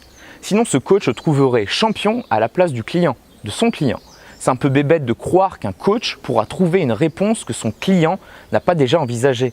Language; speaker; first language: French; native; French